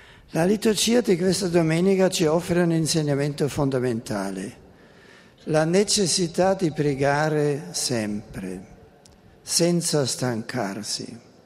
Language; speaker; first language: Italian; non-native, fluent; German